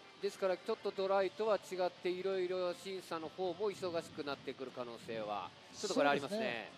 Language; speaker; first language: Japanese; native; Japanese